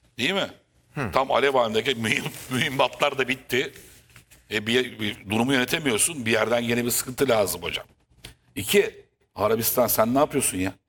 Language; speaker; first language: Turkish; native; Turkish